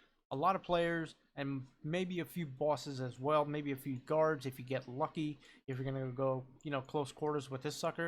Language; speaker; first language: English; native; English